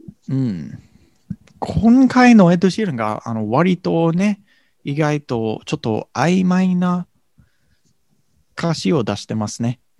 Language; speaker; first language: Japanese; non-native, fluent; English